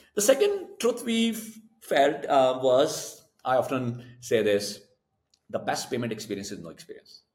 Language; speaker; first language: English; non-native, local second language; Hindi